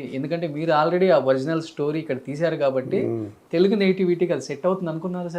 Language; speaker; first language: Telugu; native; Telugu